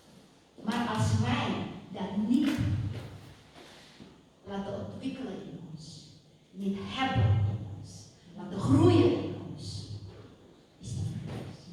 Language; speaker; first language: Dutch; non-native, fluent; Indonesian